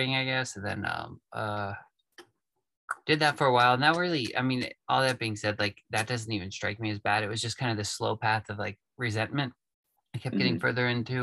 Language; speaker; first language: English; native; English